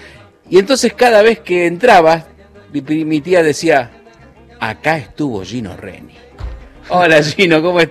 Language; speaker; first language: Spanish; native; Spanish